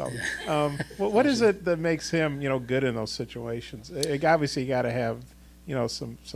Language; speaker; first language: English; native; English